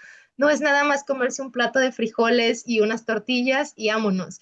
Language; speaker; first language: Spanish; native; Spanish